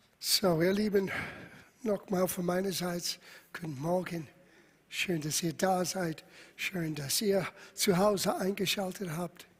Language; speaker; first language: German; non-native, fluent; English